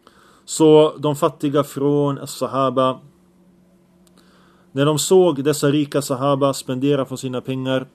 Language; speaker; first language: Swedish; early bilingual, other home language; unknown